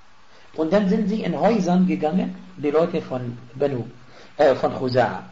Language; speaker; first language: German; non-native, fluent; Arabic